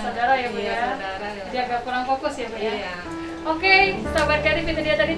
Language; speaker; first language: Indonesian; native; Indonesian